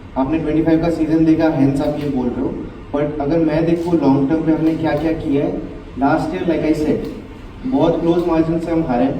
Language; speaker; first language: Hindi; non-native, local second language; Assamese